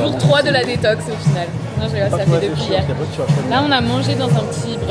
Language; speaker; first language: French; native; French